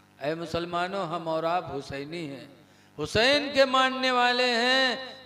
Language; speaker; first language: Hindi; native; Hindi